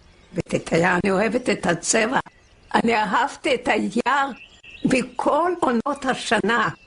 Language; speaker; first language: Hebrew; non-native, fluent; Yiddish